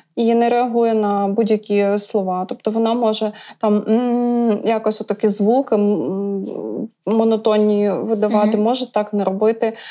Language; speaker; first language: Ukrainian; native; Ukrainian